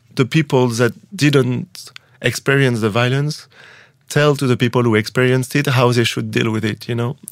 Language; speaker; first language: English; non-native, fluent; French